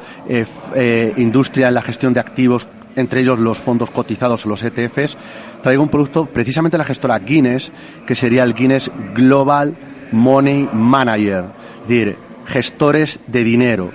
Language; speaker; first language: Spanish; native; Spanish